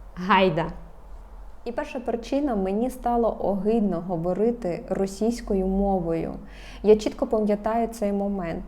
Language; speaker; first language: Ukrainian; non-native, local second language; Russian